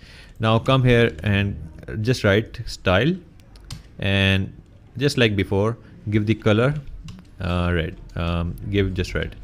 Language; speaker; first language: English; non-native, local second language; Urdu